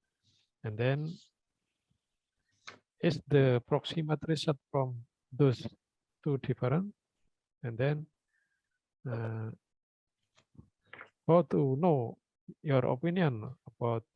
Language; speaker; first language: English; non-native, fluent; Indonesian